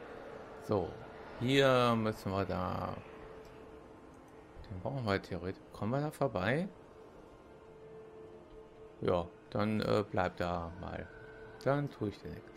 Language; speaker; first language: German; native; German